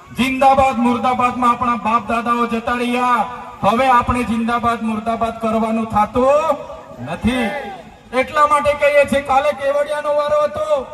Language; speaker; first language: Gujarati; non-native, local second language; Bhili